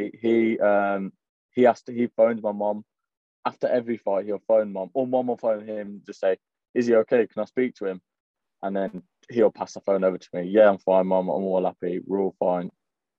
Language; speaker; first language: English; native; English